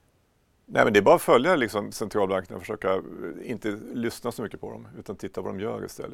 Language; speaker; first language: Swedish; native; Swedish